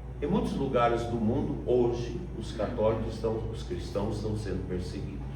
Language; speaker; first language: Portuguese; native; Portuguese